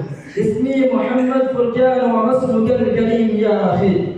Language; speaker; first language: Arabic; non-native, learner; Urdu